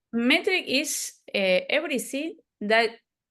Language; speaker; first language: English; non-native, learner; Spanish